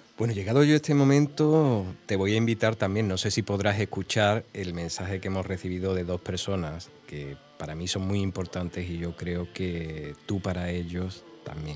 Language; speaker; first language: Spanish; native; Spanish